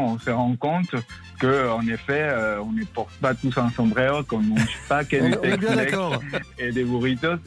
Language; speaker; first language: French; non-native, fluent; Spanish